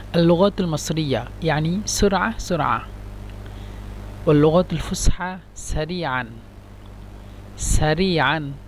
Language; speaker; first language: Egyptian Arabic; non-native, learner; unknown